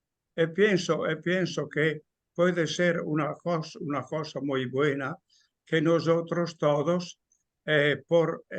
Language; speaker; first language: Spanish; non-native, learner; Italian